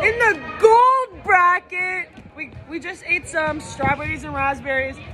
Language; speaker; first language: English; native; English